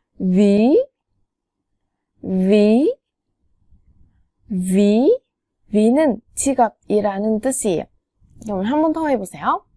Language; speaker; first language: Korean; non-native, fluent; Vietnamese